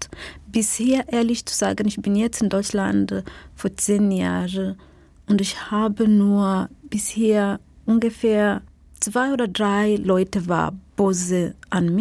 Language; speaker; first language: German; non-native, learner; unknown